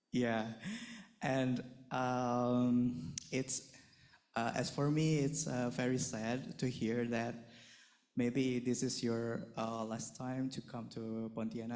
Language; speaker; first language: English; non-native, fluent; Indonesian